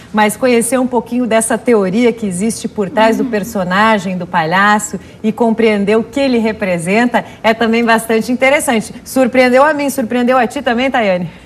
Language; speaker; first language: Portuguese; native; Portuguese